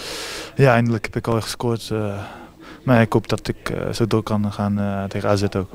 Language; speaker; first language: Dutch; early bilingual, heritage; Japanese